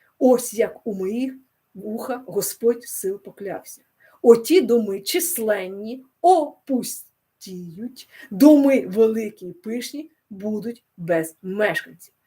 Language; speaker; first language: Ukrainian; non-native, local second language; Russian